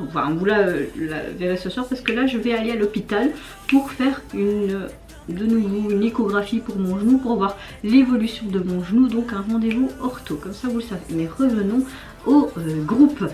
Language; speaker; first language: French; native; French